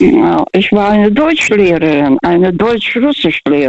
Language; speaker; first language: German; non-native, fluent; Russian